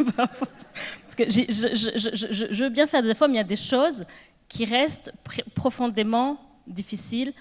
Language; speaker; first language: French; non-native, local second language; Kinyarwanda